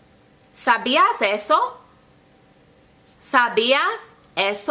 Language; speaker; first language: Spanish; non-native, learner; English